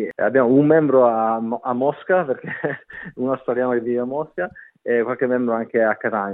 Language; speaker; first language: Italian; native; Italian